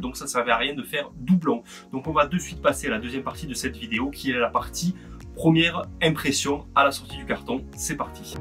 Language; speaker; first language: French; native; French